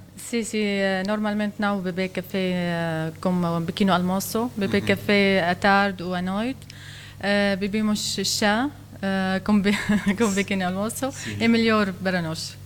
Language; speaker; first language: Portuguese; non-native, learner; Arabic